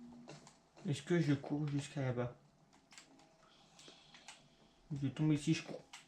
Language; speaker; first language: French; native; French